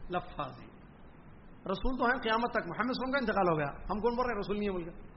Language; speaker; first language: Urdu; native; Urdu